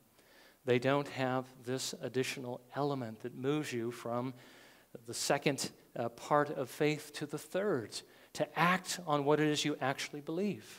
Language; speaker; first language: English; native; English